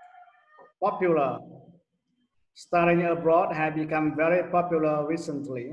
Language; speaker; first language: English; non-native, learner; Vietnamese